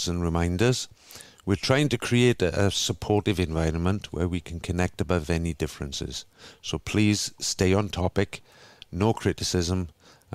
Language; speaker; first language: English; native; English